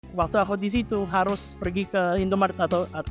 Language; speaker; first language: Indonesian; non-native, fluent; Filipino